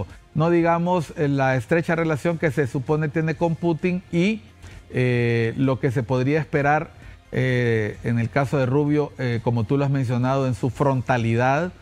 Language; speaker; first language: Spanish; native; Spanish